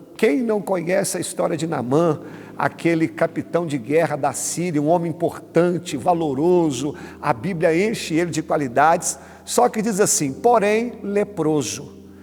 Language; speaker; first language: Portuguese; native; Portuguese